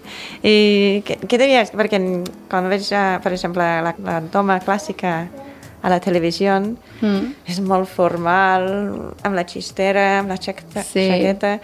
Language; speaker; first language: Catalan; non-native, fluent; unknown